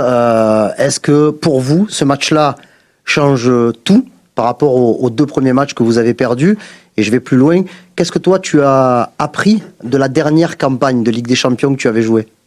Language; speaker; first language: French; native; French